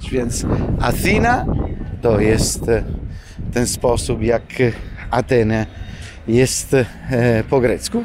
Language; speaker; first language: Polish; non-native, fluent; Italian